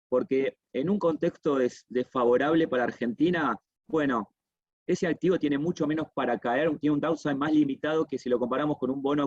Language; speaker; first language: Spanish; native; Spanish